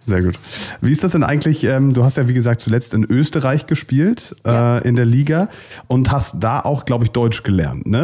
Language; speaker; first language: German; native; German